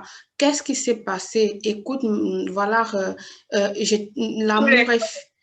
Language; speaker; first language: French; native; French